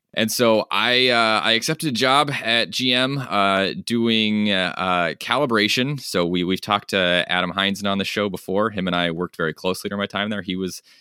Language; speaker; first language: English; native; English